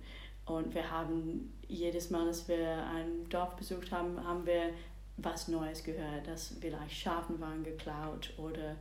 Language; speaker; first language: German; non-native, fluent; English